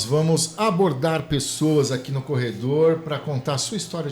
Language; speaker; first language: Portuguese; native; Portuguese